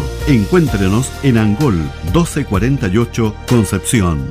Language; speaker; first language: Spanish; native; Spanish